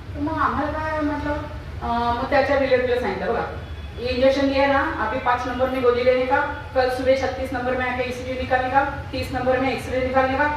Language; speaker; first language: Hindi; non-native, local second language; Marathi